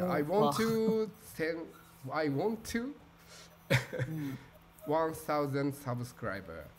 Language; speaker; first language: English; non-native, learner; Japanese